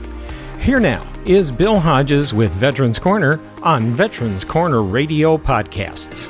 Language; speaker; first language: English; native; English